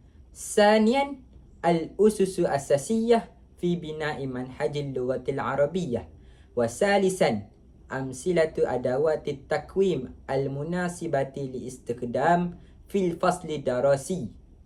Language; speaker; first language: Arabic; non-native, learner; Malay